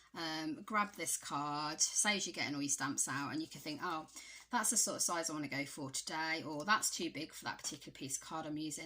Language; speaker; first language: English; native; English